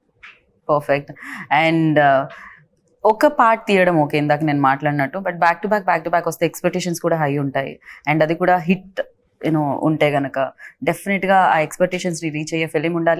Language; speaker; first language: Telugu; native; Telugu